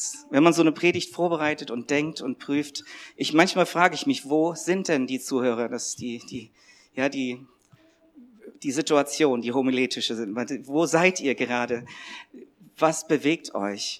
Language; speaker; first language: German; native; German